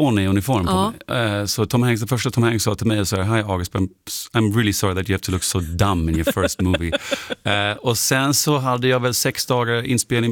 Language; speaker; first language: Swedish; non-native, fluent; German